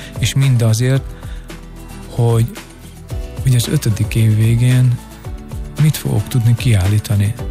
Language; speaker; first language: Hungarian; native; Hungarian